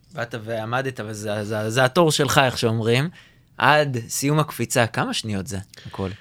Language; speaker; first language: Hebrew; native; Hebrew